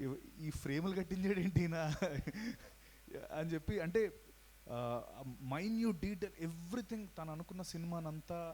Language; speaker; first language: Telugu; native; Telugu